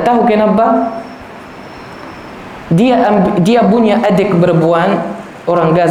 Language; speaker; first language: Indonesian; non-native, learner; Arabic